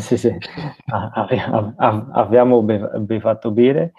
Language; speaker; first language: Italian; non-native, learner; Dutch